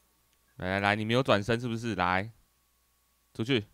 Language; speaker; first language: Chinese; native; Chinese